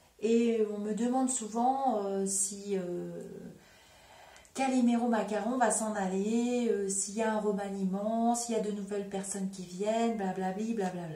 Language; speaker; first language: French; native; French